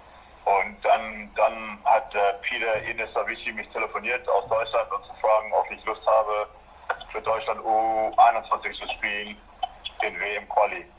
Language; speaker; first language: German; non-native, fluent; Afrikaans